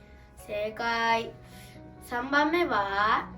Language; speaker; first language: Japanese; early bilingual, other home language; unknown